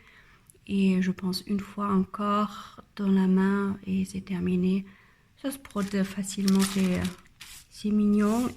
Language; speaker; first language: French; non-native, learner; German